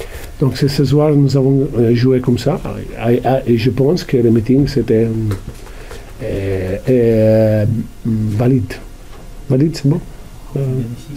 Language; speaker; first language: French; non-native, learner; Italian